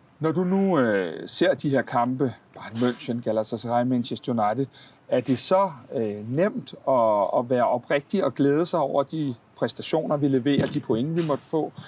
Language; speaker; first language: Danish; native; Danish